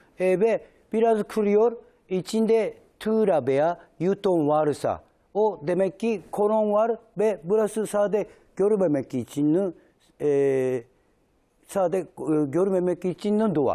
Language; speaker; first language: Turkish; non-native, learner; Japanese